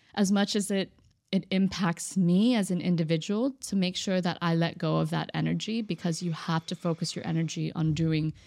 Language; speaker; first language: English; native; English